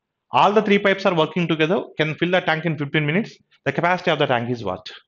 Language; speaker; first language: English; non-native, local second language; Telugu